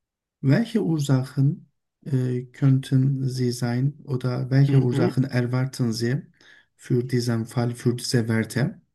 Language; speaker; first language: German; non-native, learner; Turkish